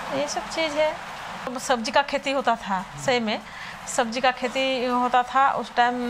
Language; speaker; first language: Hindi; non-native, local second language; Santali